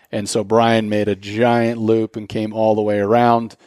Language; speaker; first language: English; native; English